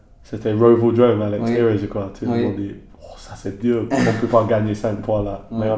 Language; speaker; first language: French; non-native, learner; English